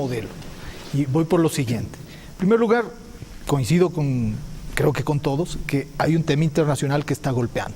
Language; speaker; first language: Spanish; native; Spanish